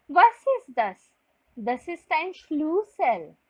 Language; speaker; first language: German; non-native, fluent; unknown